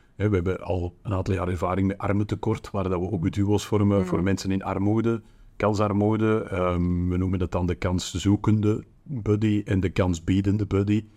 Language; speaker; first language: Dutch; native; Dutch